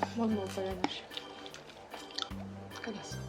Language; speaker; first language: Korean; non-native, learner; Ukrainian